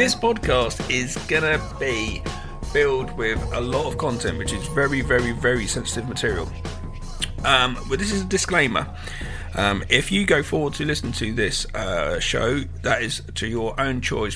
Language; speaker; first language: English; native; English